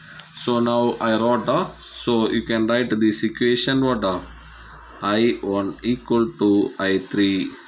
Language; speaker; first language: English; non-native, local second language; Tamil